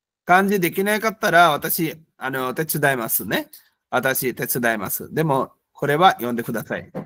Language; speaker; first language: Japanese; non-native, fluent; Bangla